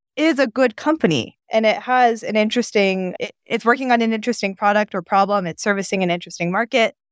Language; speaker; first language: English; non-native, fluent; Japanese